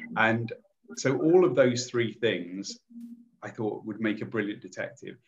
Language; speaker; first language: English; native; English